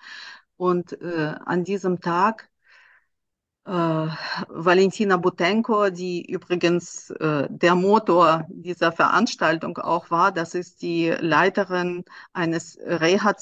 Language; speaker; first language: German; non-native, fluent; Russian